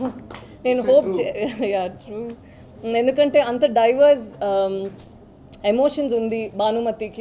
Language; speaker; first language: Telugu; non-native, learner; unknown